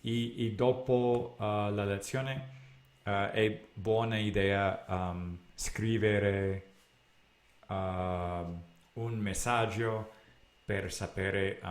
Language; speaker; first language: Italian; non-native, learner; English